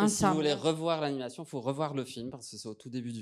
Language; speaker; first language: French; native; French